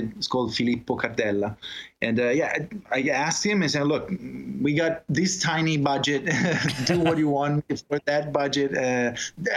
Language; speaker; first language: English; non-native, fluent; Italian